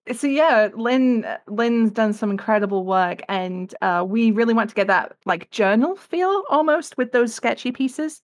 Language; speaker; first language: English; native; English